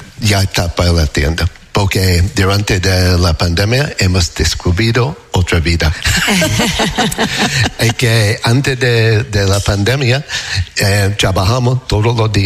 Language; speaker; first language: Spanish; non-native, learner; English